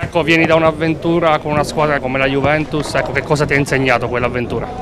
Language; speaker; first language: Italian; native; Italian